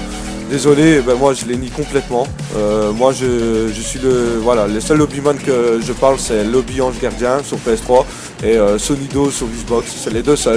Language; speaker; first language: French; native; French